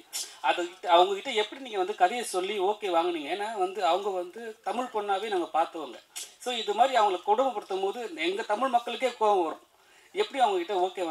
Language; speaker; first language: Tamil; native; Tamil